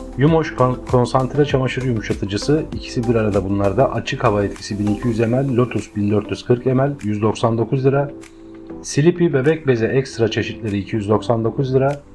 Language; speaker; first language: Turkish; native; Turkish